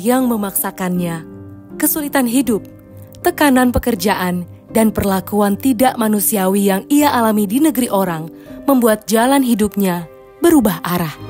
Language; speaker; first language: Indonesian; native; Indonesian